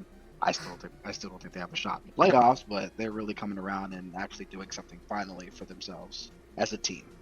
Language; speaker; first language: English; native; English